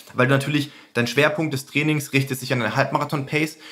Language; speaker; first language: German; native; German